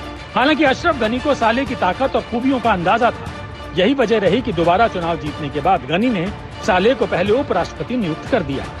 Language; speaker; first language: Hindi; native; Hindi